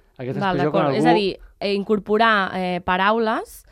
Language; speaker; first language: Catalan; native; Catalan